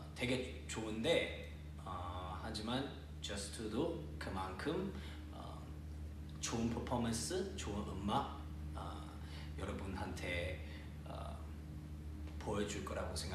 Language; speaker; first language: Korean; non-native, fluent; Cantonese